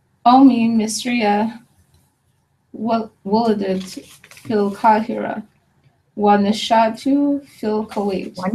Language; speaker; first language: Arabic; non-native, learner; English